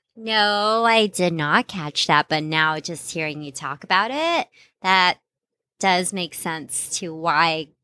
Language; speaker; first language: English; non-native, local second language; Filipino